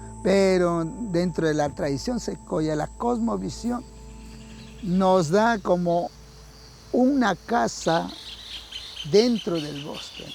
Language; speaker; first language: Spanish; non-native, local second language; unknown